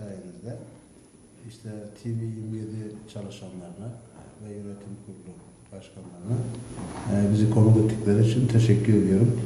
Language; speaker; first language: Turkish; native; Turkish